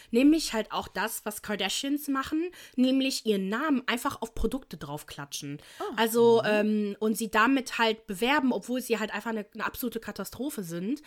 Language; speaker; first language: German; native; German